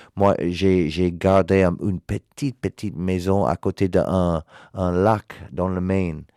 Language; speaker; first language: French; non-native, learner; English